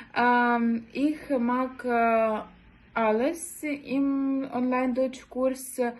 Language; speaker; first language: German; non-native, learner; Ukrainian